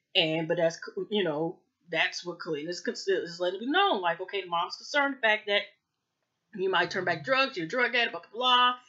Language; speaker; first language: English; native; English